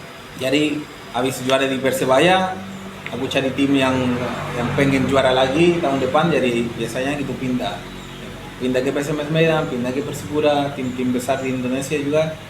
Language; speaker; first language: Indonesian; non-native, fluent; Spanish